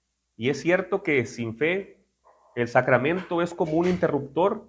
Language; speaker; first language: Spanish; native; Spanish